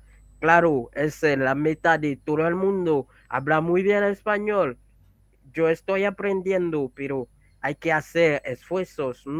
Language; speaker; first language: Spanish; non-native, learner; French